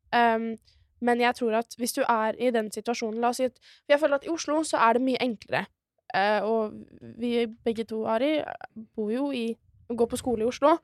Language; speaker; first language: Norwegian; native; Norwegian